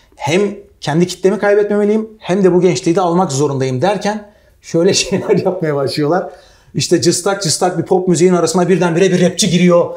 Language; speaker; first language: Turkish; native; Turkish